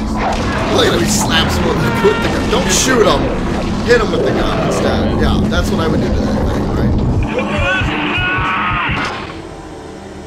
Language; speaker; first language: English; native; English